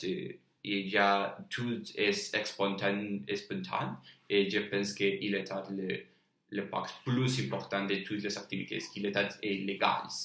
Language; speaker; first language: French; non-native, learner; Spanish